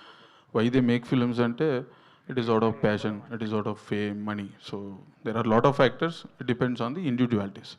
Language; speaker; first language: Telugu; native; Telugu